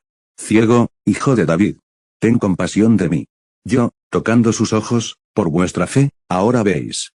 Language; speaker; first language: Spanish; native; Spanish